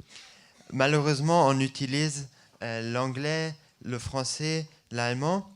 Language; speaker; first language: French; non-native, fluent; German